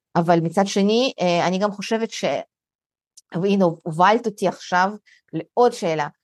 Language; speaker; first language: Hebrew; early bilingual, other home language; Russian